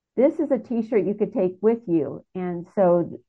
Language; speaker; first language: English; native; English